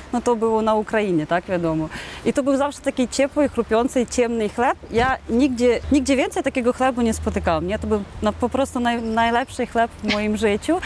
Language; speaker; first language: Polish; non-native, fluent; Ukrainian